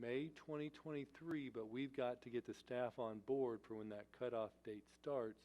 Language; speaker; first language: English; native; English